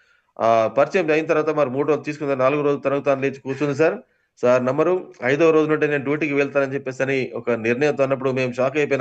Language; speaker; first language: Telugu; native; Telugu